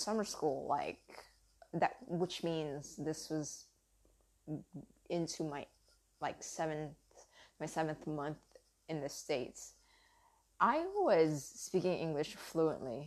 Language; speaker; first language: English; early bilingual, other home language; Indonesian